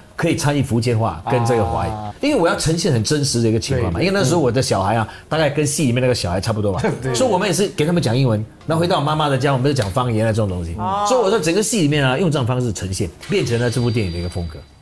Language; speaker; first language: Chinese; native; Chinese